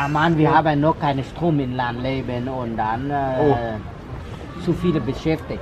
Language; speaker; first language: German; non-native, learner; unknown